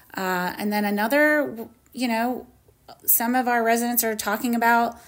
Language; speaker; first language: English; native; English